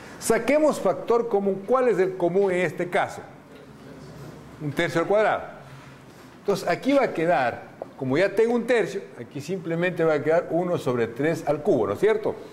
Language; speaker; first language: Spanish; native; Spanish